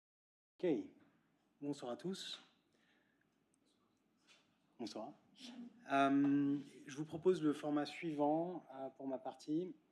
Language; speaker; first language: French; native; French